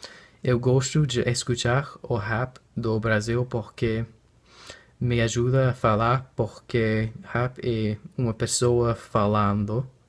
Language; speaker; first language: Portuguese; non-native, learner; English